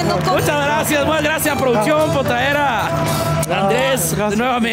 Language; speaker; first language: Spanish; native; Spanish